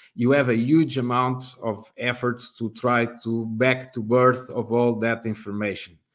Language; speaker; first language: English; non-native, fluent; Portuguese